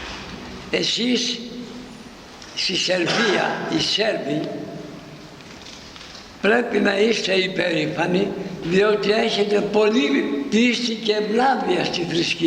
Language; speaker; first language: Greek; native; Greek